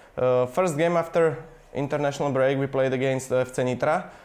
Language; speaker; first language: English; non-native, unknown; Slovak